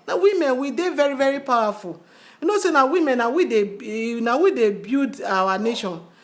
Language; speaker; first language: Nigerian Pidgin; non-native, local second language; Yoruba